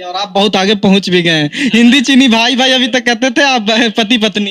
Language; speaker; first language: Hindi; native; Hindi